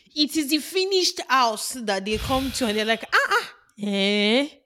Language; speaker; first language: English; non-native, local second language; Yoruba